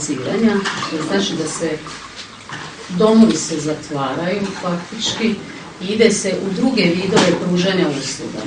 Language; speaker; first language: Croatian; native; Croatian